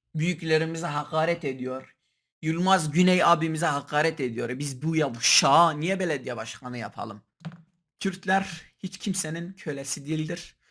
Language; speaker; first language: Turkish; non-native, local second language; Kurdish